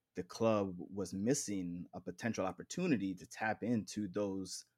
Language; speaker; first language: English; native; English